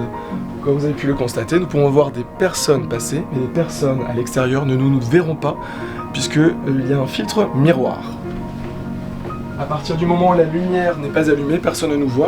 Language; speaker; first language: French; native; French